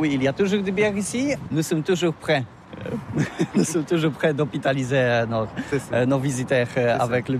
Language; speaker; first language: French; non-native, learner; Polish